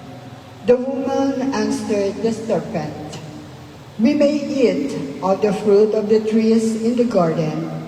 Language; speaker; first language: English; non-native, local second language; Filipino